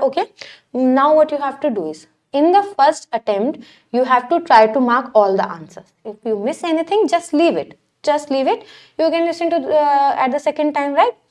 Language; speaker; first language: English; non-native, local second language; Hindi